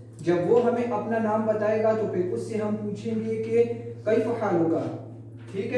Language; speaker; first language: Urdu; non-native, local second language; Pashto